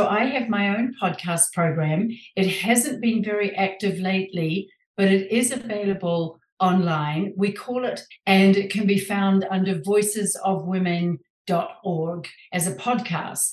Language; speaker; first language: English; native; English